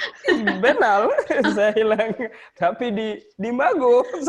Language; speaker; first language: Indonesian; non-native, learner; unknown